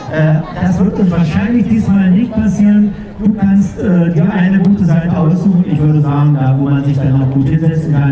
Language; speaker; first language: German; native; German